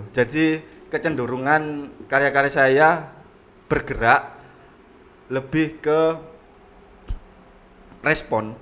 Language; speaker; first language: Indonesian; non-native, local second language; Javanese